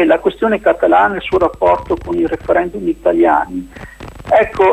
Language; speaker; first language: Italian; native; Italian